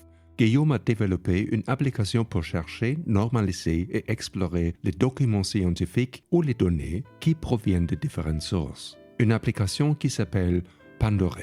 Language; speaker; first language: French; non-native, fluent; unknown